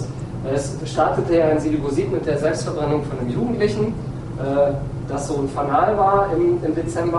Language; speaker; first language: German; native; German